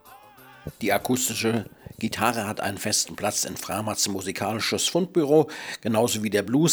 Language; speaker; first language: German; native; German